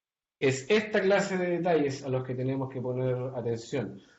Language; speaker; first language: Spanish; native; Spanish